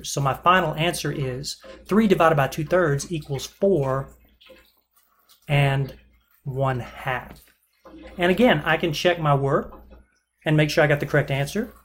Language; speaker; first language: English; native; English